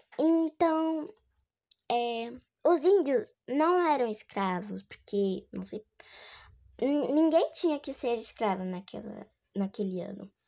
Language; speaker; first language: Portuguese; native; Portuguese